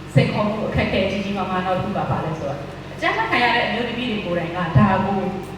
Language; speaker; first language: Burmese; non-native, local second language; Shwe Palaung